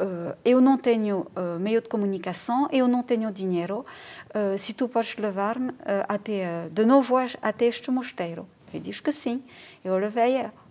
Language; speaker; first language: Portuguese; non-native, fluent; French